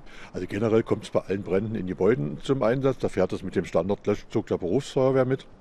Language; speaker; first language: German; native; German